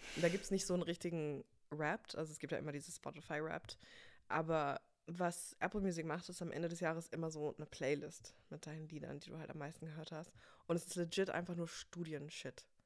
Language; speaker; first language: German; early bilingual, other home language; English